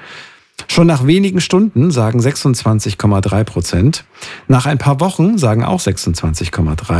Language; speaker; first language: German; native; German